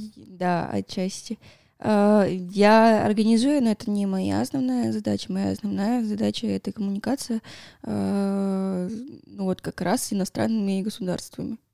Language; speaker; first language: Russian; non-native, fluent; Spanish